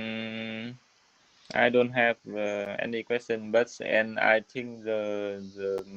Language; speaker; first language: English; non-native, learner; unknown